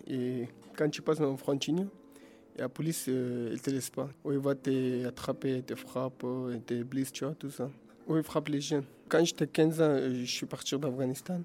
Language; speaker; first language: French; non-native, learner; Pashto